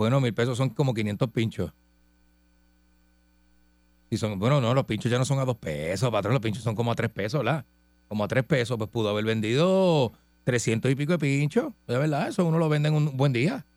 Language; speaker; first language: Spanish; native; Spanish